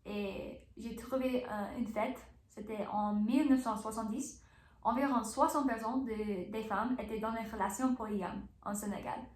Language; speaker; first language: French; non-native, learner; English